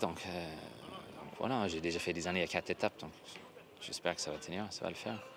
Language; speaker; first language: French; non-native, fluent; English